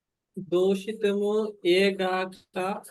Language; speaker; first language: Japanese; non-native, learner; Bangla